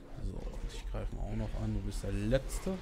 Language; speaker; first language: German; native; German